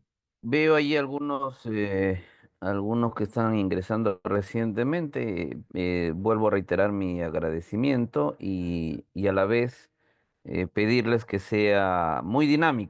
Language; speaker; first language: Spanish; native; Spanish